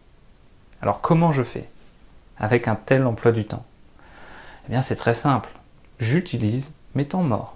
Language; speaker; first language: French; native; French